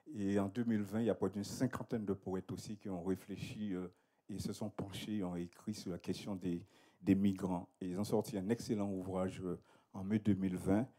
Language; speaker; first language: French; native; French